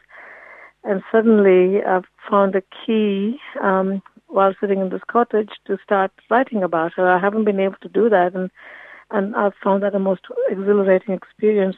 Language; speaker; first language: English; native; English